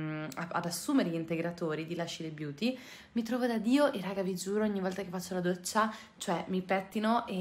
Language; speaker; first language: Italian; native; Italian